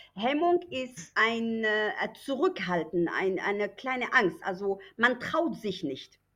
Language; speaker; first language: German; non-native, fluent; Arabic